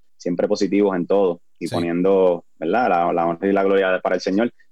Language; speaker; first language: Spanish; native; Spanish